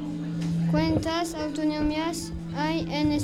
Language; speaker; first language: Spanish; non-native, learner; French